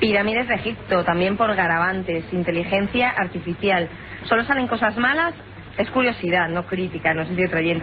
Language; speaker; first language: Spanish; native; Spanish